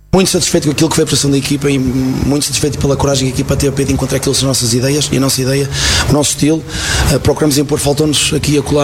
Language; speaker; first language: Portuguese; native; Portuguese